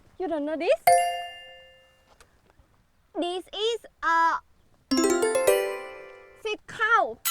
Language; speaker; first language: English; non-native, learner; Khmer